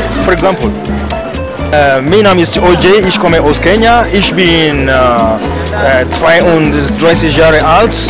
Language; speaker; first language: German; non-native, learner; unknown